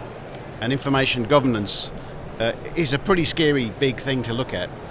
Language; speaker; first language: English; native; English